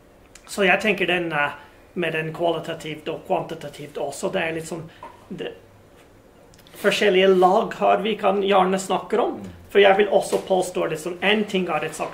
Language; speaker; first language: Norwegian; non-native, fluent; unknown